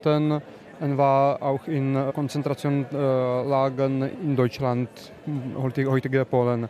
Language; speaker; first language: German; non-native, learner; Czech